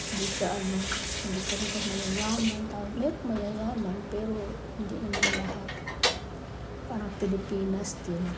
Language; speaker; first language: Filipino; non-native, local second language; Waray